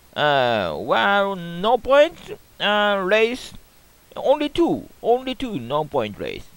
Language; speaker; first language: English; non-native, learner; Japanese